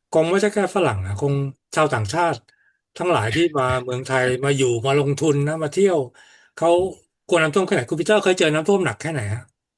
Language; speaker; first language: Thai; native; Thai